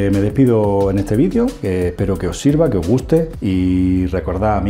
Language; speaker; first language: Spanish; native; Spanish